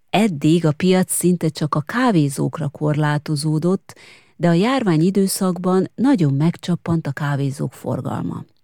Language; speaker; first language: Hungarian; native; Hungarian